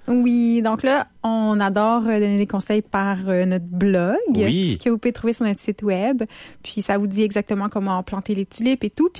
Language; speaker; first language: French; native; French